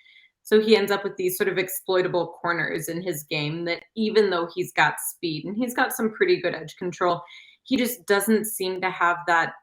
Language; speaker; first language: English; native; English